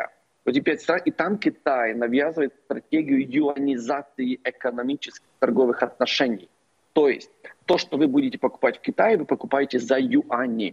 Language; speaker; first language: Russian; non-native, local second language; Ukrainian